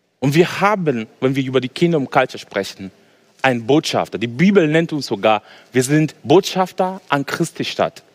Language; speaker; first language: German; non-native, fluent; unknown